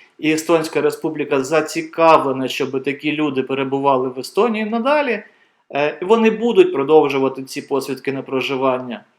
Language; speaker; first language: Ukrainian; native; Ukrainian